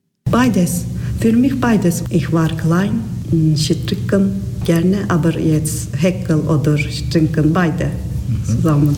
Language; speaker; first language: German; non-native, learner; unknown